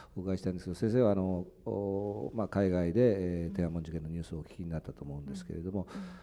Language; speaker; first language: Japanese; native; Japanese